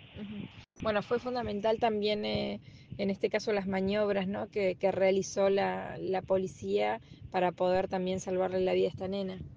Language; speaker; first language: Spanish; native; Spanish